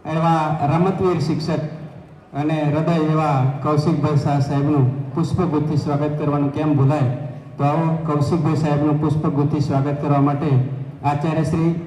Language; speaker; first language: Gujarati; native; Gujarati